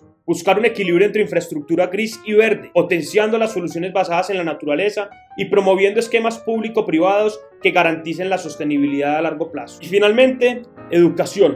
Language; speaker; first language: Spanish; native; Spanish